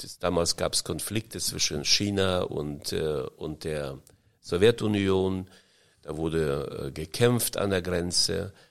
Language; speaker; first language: German; early bilingual, heritage; German